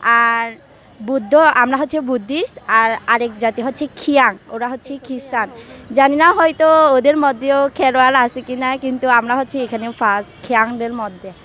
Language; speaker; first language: Bangla; non-native, local second language; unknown